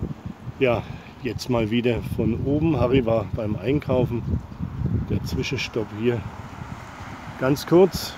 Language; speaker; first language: German; native; German